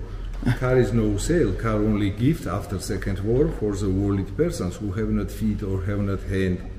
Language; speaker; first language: English; non-native, learner; Georgian